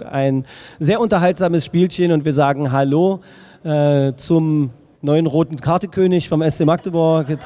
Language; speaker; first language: German; native; German